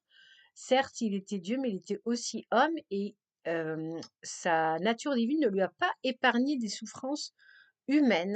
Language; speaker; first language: French; native; French